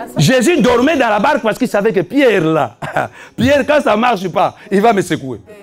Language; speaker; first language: French; non-native, fluent; Lingala